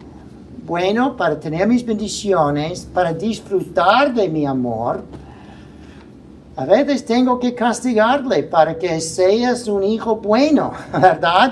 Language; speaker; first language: Spanish; non-native, fluent; English